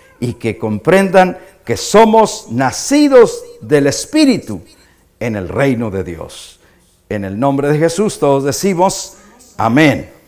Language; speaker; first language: Spanish; native; Spanish